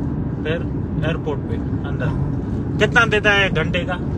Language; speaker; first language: Hindi; non-native, local second language; Sindhi